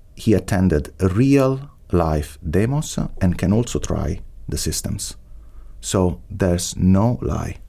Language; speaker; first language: English; non-native, fluent; Italian